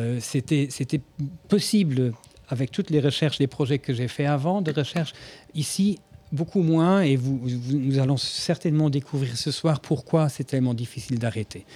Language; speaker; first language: French; non-native, fluent; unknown